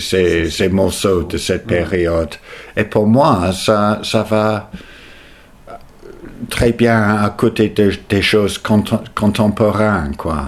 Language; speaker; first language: French; non-native, fluent; English